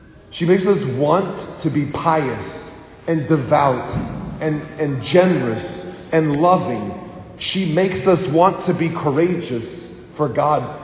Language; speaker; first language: English; native; English